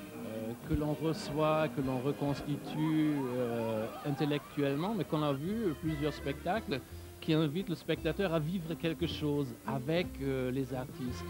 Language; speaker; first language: French; non-native, fluent; German